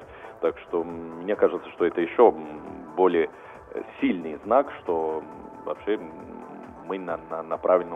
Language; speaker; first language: Russian; non-native, fluent; Italian